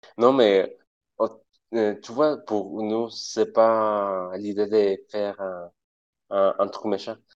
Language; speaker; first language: French; non-native, fluent; Spanish